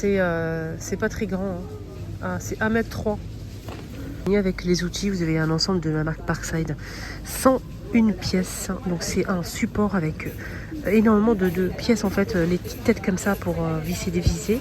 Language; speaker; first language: French; native; French